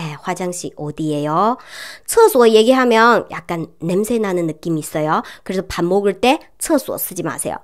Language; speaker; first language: Korean; non-native, learner; Chinese